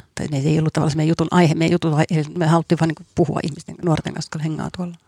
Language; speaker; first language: Finnish; native; Finnish